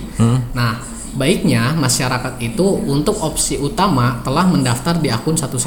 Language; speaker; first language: Indonesian; native; Indonesian